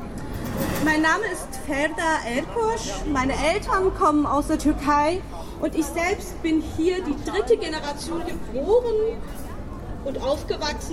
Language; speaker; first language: German; early bilingual, other home language; Turkish